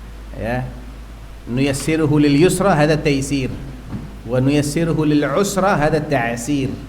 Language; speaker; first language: Arabic; non-native, fluent; Indonesian